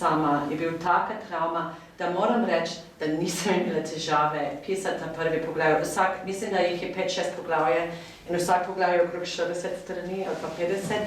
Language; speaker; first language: Slovenian; non-native, fluent; English